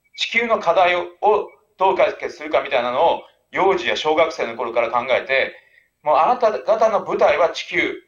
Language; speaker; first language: Japanese; native; Japanese